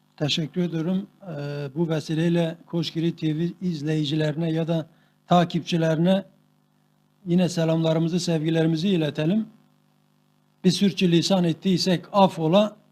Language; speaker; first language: Turkish; non-native, local second language; Kurdish